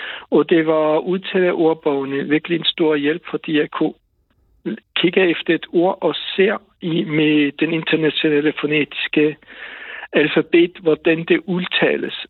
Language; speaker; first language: Danish; non-native, fluent; Swiss German